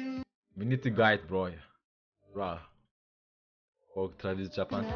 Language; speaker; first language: English; non-native, learner; Turkish